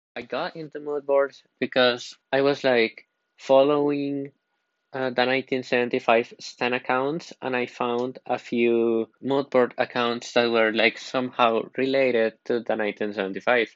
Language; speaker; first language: English; non-native, fluent; Spanish